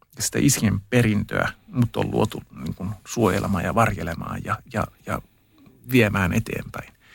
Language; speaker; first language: Finnish; early bilingual, heritage; Finnish